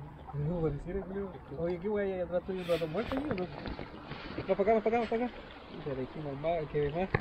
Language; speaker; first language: Spanish; native; Spanish